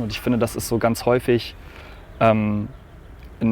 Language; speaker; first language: German; native; German